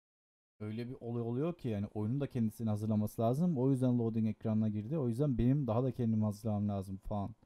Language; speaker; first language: Turkish; native; Turkish